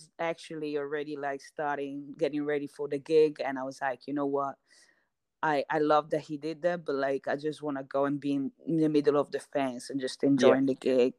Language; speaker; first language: English; non-native, fluent; Italian